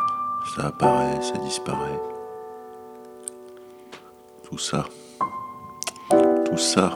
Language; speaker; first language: French; native; French